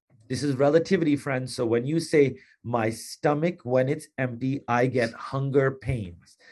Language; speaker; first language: English; native; English